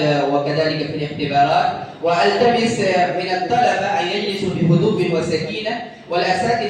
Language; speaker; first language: Arabic; non-native, fluent; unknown